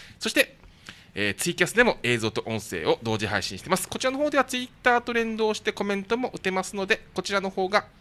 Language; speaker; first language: Japanese; native; Japanese